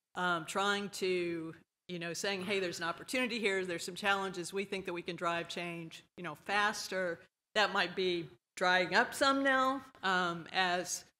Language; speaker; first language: English; native; English